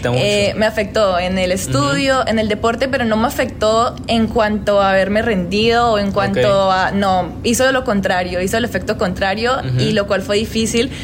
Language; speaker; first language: Spanish; native; Spanish